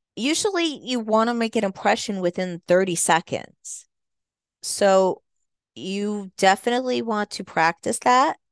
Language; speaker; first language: English; native; English